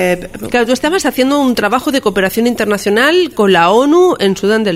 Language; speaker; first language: Spanish; native; Spanish